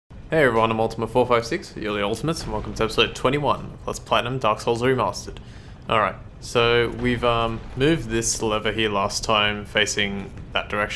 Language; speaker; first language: English; native; English